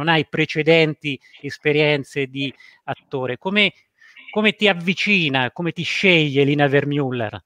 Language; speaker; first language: Italian; native; Italian